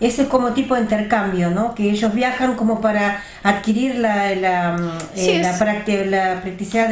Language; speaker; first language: Spanish; non-native, fluent; Russian